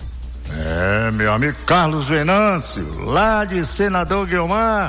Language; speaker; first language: Portuguese; native; Portuguese